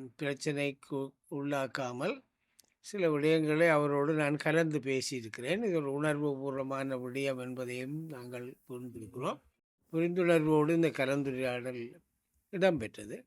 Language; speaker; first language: Tamil; native; Tamil